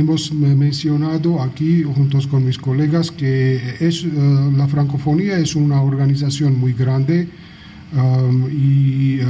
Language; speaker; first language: Spanish; non-native, fluent; Georgian